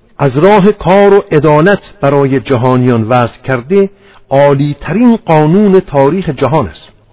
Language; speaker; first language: Persian; non-native, local second language; Armenian